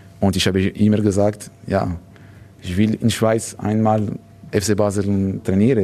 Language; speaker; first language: German; non-native, learner; French